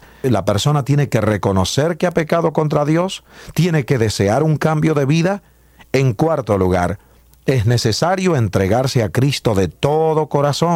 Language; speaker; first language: Spanish; native; Spanish